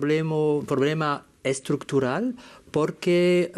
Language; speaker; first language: Spanish; non-native, fluent; French